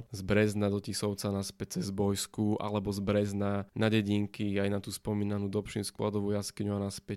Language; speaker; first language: Slovak; native; Slovak